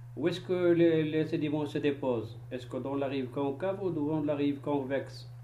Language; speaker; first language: French; non-native, local second language; Arabic